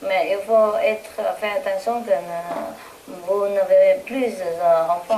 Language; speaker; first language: French; non-native, learner; Vietnamese